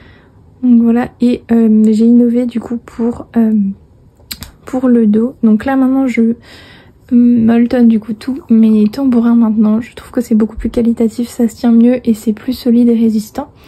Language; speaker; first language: French; native; French